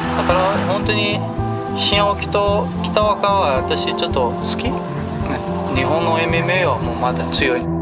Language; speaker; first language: Japanese; non-native, learner; Portuguese